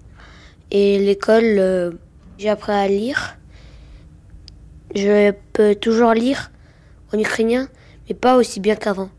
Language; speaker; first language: French; early bilingual, other home language; Ukrainian